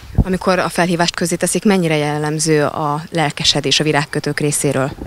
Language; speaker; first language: Hungarian; native; Hungarian